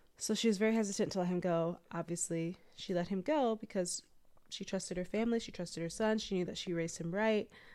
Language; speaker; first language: English; native; English